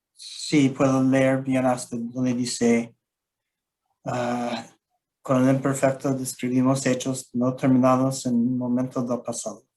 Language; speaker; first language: Spanish; non-native, learner; English